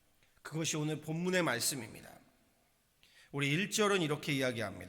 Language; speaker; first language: Korean; native; Korean